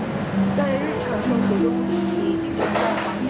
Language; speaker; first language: Chinese; non-native, fluent; Korean